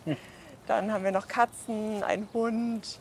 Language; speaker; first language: German; native; German